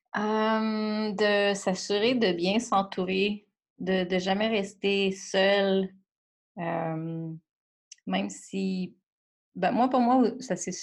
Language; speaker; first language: French; native; French